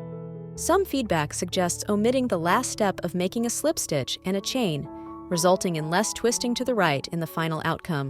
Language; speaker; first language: English; non-native, fluent; Chinese